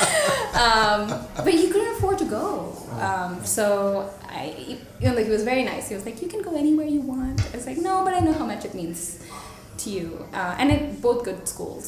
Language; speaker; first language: English; non-native, local second language; Telugu